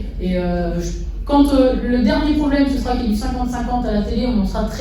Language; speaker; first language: French; native; French